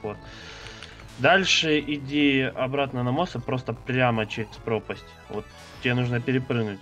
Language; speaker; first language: Russian; native; Russian